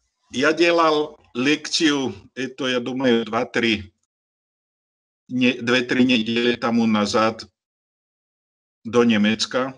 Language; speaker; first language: Russian; non-native, learner; Slovak